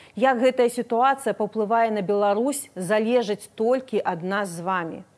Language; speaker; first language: Belarusian; non-native, local second language; Russian